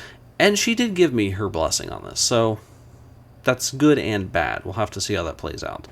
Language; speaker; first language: English; native; English